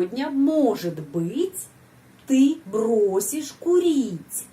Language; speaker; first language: Russian; non-native, fluent; Indonesian